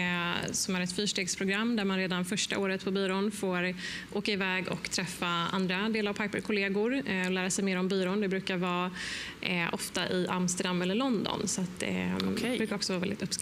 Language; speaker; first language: Swedish; native; Swedish